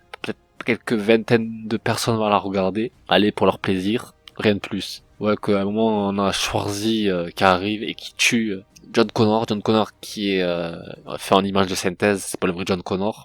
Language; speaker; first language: French; native; French